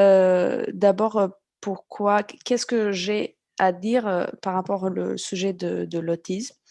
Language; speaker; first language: French; non-native, fluent; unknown